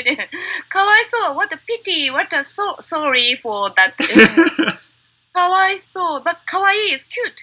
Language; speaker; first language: English; non-native, learner; Japanese